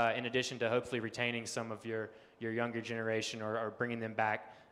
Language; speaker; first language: English; native; English